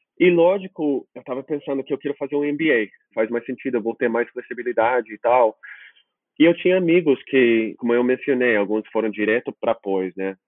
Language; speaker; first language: Portuguese; non-native, fluent; English